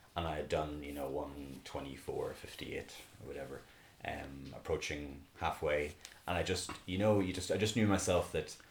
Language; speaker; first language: English; native; English